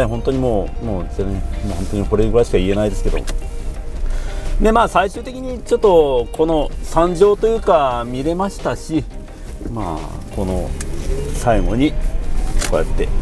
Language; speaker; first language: Japanese; native; Japanese